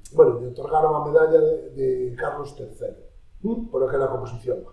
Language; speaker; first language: Spanish; native; Spanish